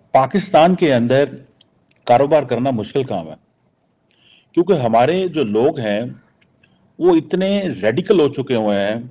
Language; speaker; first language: Urdu; non-native, local second language; Punjabi